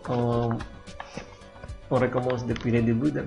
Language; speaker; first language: French; non-native, fluent; Indonesian